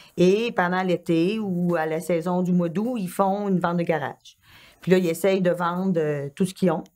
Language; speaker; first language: French; native; French